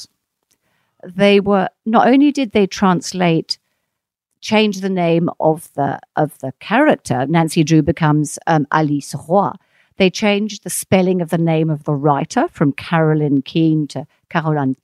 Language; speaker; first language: English; non-native, fluent; French